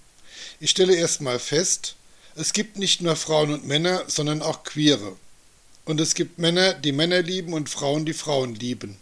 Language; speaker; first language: German; native; German